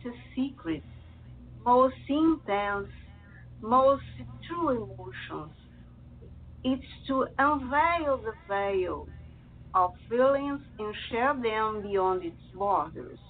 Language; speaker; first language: English; non-native, learner; Portuguese